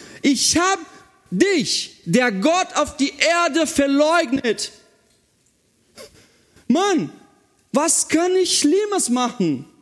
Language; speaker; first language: German; non-native, fluent; Portuguese